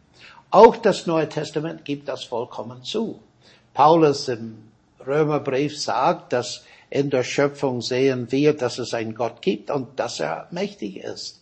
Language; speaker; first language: German; non-native, fluent; English